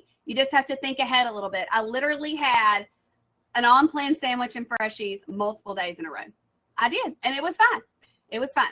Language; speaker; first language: English; native; English